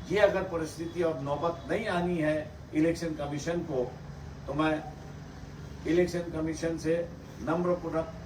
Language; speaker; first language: Hindi; non-native, local second language; Marathi